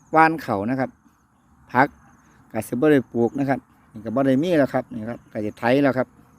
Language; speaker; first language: Thai; non-native, local second language; Northeastern Thai